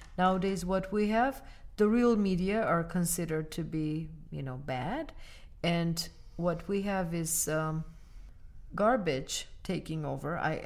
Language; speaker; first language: English; non-native, fluent; Armenian